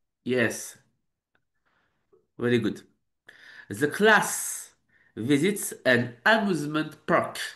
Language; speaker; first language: English; non-native, learner; French